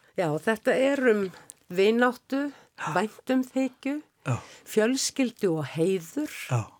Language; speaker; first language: Icelandic; native; Icelandic